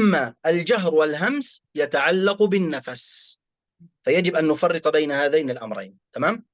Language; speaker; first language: Arabic; native; Arabic